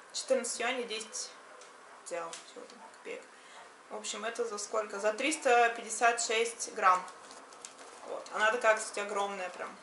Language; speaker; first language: Russian; native; Russian